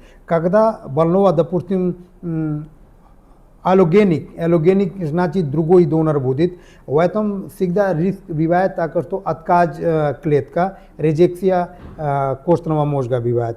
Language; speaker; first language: Russian; non-native, learner; Hindi